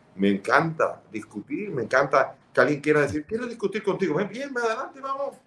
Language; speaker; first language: Spanish; early bilingual, other home language; Catalan